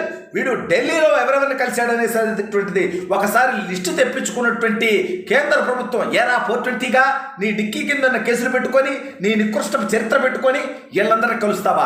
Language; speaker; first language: Telugu; native; Telugu